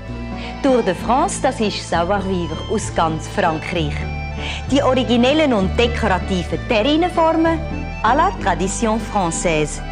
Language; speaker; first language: German; native; German